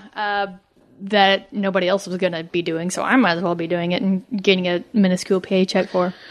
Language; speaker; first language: English; native; English